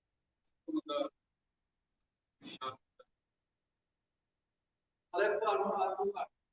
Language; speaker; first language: Turkish; non-native, fluent; Uyghur